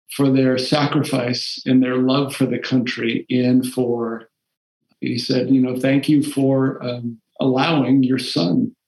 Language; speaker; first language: English; early bilingual, other home language; Portuguese